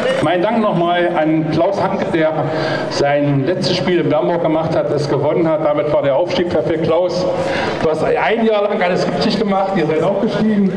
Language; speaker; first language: German; native; German